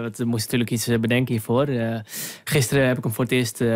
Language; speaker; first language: Dutch; native; Dutch